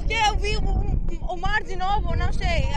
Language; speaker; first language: Portuguese; non-native, learner; Greek